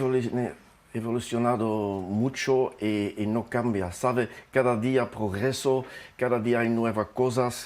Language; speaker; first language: Spanish; non-native, fluent; French